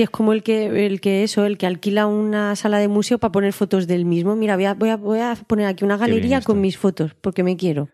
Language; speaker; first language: Spanish; native; Spanish